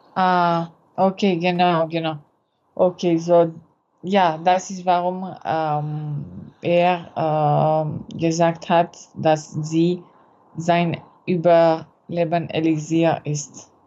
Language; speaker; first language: German; non-native, learner; French